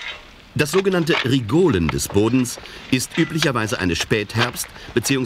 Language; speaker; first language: German; native; German